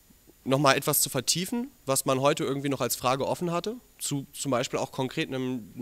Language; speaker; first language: German; native; German